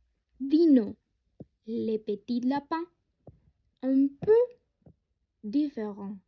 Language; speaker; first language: French; non-native, learner; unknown